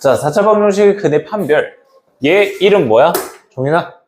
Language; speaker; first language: Korean; native; Korean